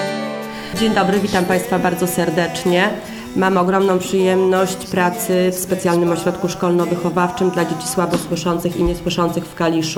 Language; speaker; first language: Polish; native; Polish